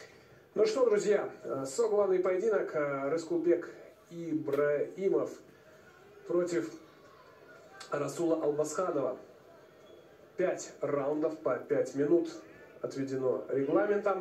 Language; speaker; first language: Russian; native; Russian